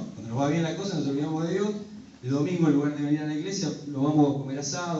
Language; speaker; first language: Spanish; native; Spanish